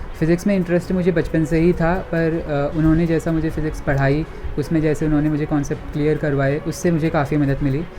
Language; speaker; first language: Hindi; native; Hindi